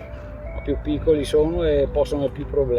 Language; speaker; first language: Italian; native; Italian